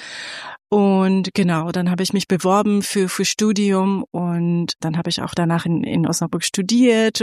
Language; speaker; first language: German; non-native, fluent; Persian